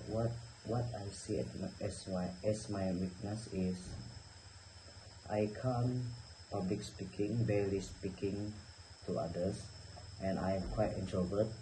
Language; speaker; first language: English; non-native, learner; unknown